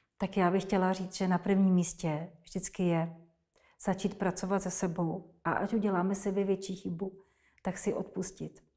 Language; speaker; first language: Czech; native; Czech